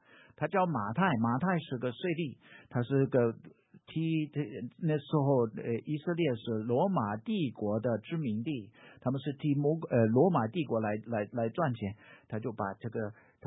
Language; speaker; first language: Chinese; non-native, fluent; English